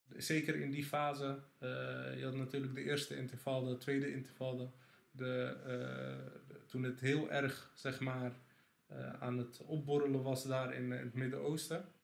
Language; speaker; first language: Dutch; early bilingual, other home language; Arabic